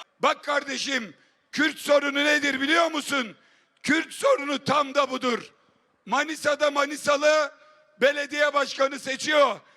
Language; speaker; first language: Turkish; native; Turkish